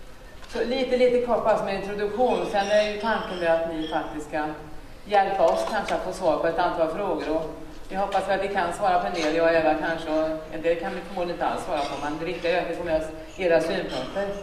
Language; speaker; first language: Swedish; native; Swedish